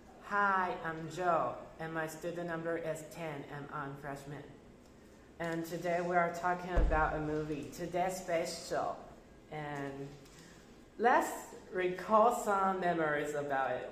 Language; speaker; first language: English; non-native, fluent; Chinese